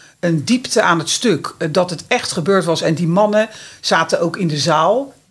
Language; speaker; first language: Dutch; native; Dutch